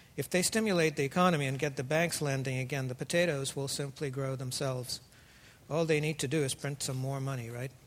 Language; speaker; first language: English; early bilingual, other home language; Russian